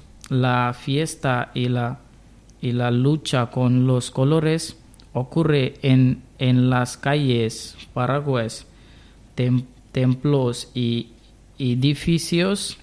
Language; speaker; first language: Spanish; non-native, learner; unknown